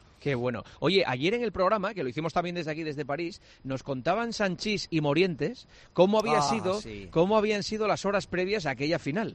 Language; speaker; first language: Spanish; native; Spanish